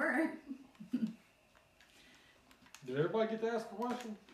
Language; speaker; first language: English; native; English